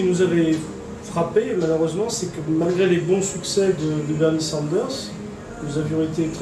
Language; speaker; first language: French; native; French